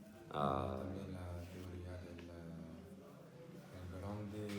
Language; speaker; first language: Spanish; non-native, learner; French